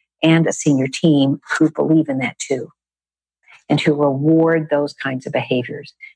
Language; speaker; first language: English; native; English